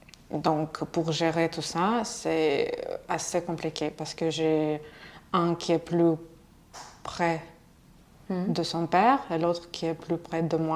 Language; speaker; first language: French; non-native, fluent; Russian